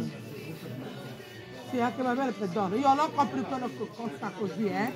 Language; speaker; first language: Italian; non-native, learner; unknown